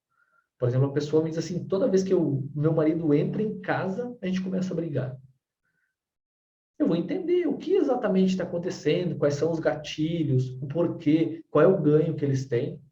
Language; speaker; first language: Portuguese; native; Portuguese